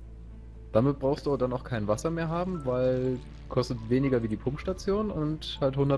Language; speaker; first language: German; native; German